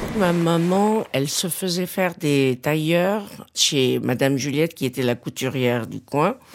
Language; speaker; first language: French; non-native, local second language; Arabic